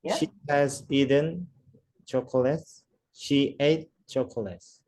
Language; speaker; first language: English; non-native, learner; Korean